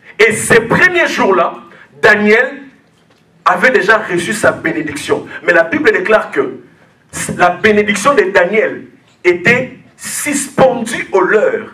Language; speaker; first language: French; non-native, local second language; Lingala